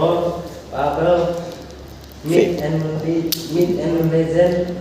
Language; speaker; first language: English; non-native, learner; Indonesian